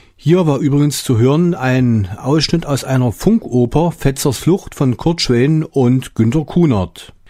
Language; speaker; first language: German; native; German